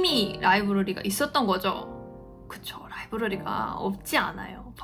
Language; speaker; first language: Korean; native; Korean